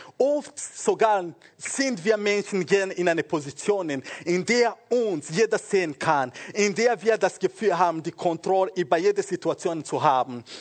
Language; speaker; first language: German; non-native, fluent; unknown